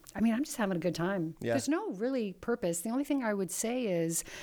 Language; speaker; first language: English; early bilingual, other home language; Italian